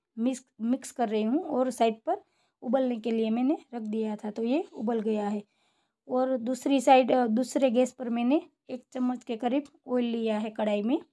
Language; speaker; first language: Hindi; non-native, local second language; Gujarati